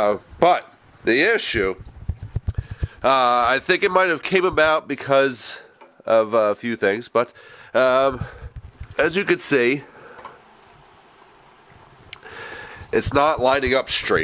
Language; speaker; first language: English; native; English